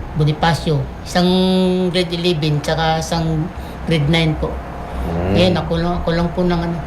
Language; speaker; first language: Filipino; native; Filipino